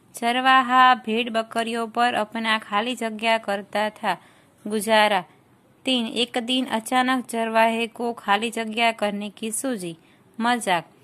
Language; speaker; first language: Hindi; non-native, local second language; Gujarati